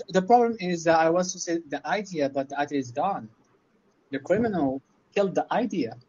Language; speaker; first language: English; non-native, learner; Arabic